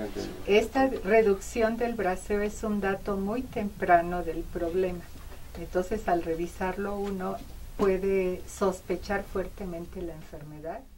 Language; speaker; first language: Spanish; native; Spanish